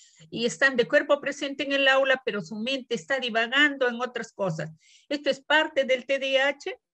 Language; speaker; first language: Spanish; native; Spanish